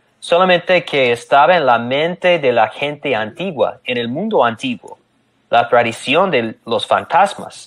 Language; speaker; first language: Spanish; non-native, fluent; English